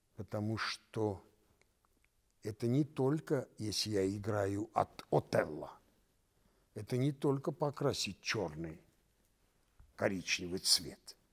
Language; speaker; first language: Russian; non-native, local second language; Armenian